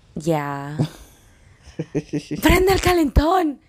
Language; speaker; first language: Spanish; early bilingual, heritage; Spanish